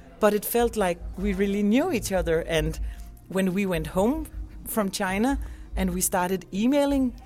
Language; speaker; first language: English; non-native, fluent; Danish